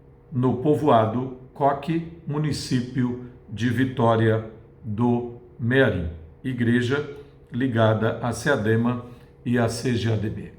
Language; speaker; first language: Portuguese; native; Portuguese